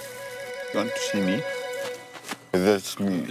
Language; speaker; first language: English; non-native, local second language; Fijian